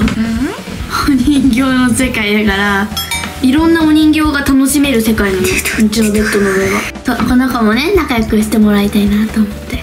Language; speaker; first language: Japanese; native; Japanese